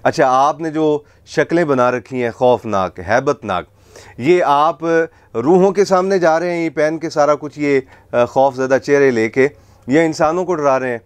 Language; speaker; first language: Urdu; native; Urdu